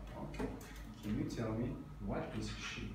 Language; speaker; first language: English; non-native, fluent; Vietnamese